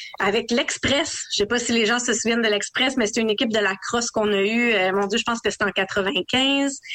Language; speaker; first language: French; native; French